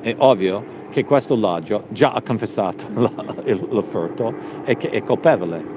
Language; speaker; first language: Italian; non-native, learner; English